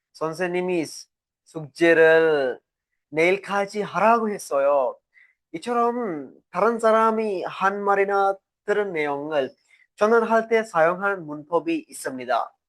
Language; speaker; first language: Korean; non-native, fluent; Sinhala